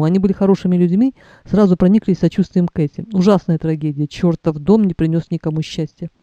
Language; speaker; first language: Russian; native; Russian